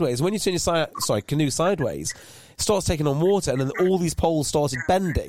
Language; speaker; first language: English; native; English